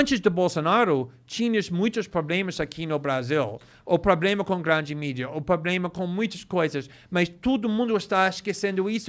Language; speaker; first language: Portuguese; non-native, fluent; English